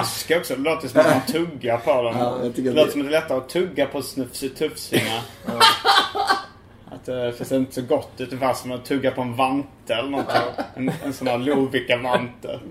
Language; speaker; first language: Swedish; native; Swedish